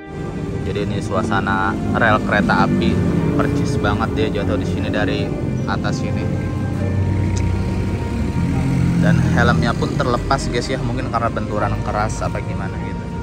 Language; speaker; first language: Indonesian; native; Indonesian